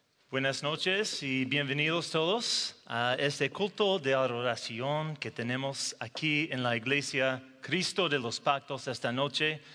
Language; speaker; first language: Spanish; non-native, learner; English